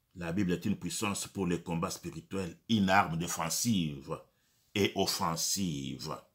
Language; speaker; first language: French; non-native, local second language; Lingala